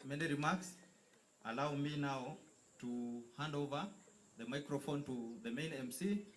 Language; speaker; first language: English; non-native, local second language; Kalenjin